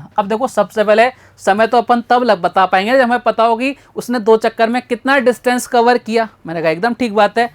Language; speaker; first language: Hindi; native; Hindi